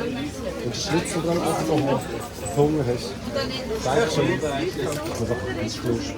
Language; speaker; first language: German; native; German